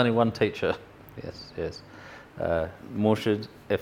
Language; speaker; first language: English; native; English